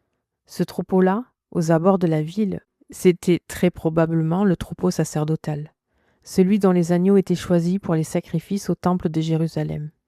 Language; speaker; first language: French; native; French